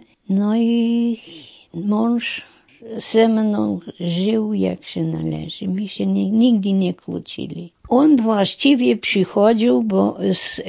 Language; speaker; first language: Polish; non-native, local second language; German